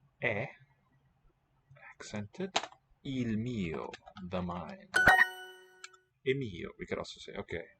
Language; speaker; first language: Italian; non-native, learner; English